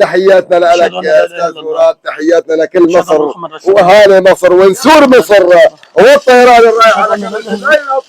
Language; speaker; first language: Arabic; native; Arabic